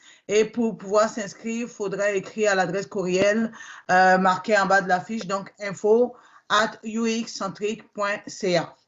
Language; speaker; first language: French; native; French